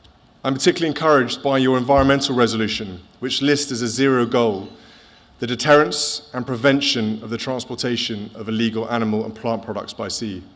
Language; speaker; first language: English; native; English